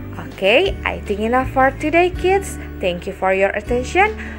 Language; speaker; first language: English; non-native, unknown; Indonesian